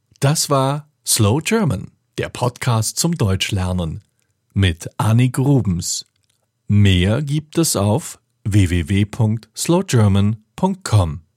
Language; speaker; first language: German; native; German